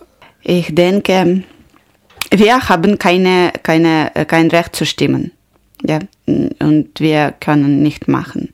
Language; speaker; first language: German; non-native, learner; Ukrainian